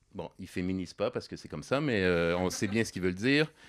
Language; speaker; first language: French; native; French